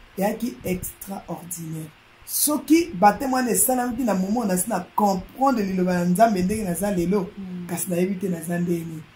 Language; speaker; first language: Lingala; native; Lingala